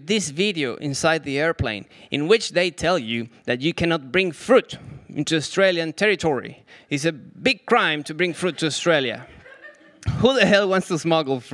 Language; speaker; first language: English; non-native, fluent; Spanish